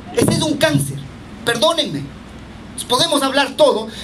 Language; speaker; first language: Spanish; native; Spanish